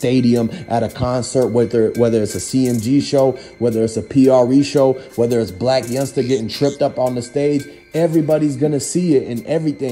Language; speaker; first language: English; native; English